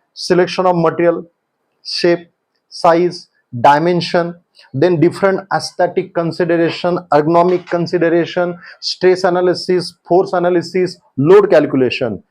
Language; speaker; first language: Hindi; non-native, local second language; Marathi